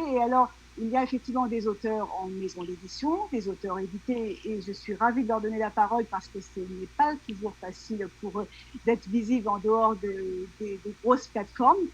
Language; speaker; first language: French; native; French